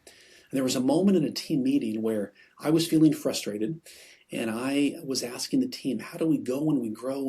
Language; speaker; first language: English; native; English